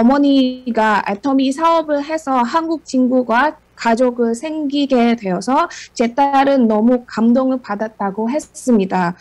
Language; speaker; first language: Korean; non-native, fluent; Indonesian